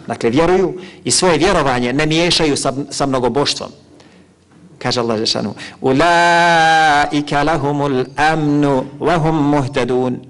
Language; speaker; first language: Bosnian; native; Bosnian